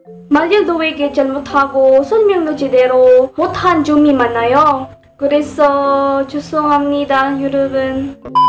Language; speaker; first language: Korean; non-native, learner; Cebuano